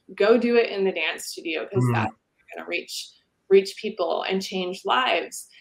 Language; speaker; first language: English; native; English